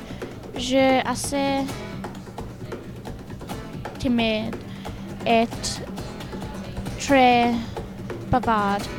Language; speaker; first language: French; non-native, learner; English